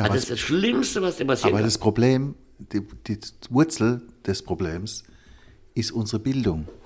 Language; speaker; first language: German; native; German